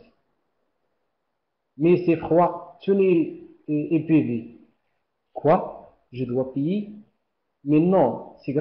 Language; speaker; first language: French; non-native, learner; Arabic